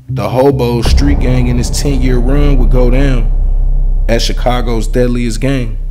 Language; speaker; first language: English; native; English